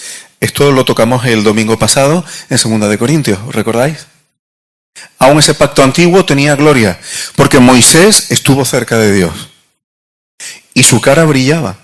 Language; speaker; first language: Spanish; native; Spanish